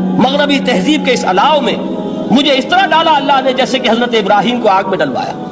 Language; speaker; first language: Urdu; native; Urdu